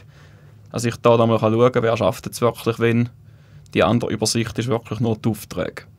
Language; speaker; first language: German; native; German